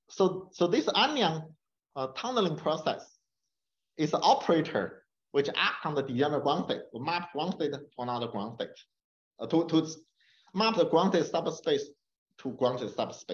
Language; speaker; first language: English; non-native, fluent; Chinese